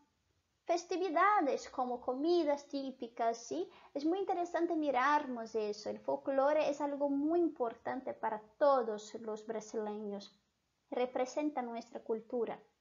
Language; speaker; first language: Spanish; non-native, fluent; Portuguese